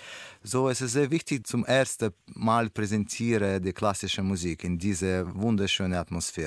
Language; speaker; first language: German; non-native, learner; Russian